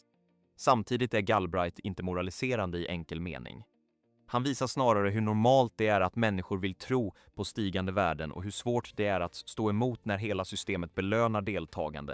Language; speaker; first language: Swedish; native; Swedish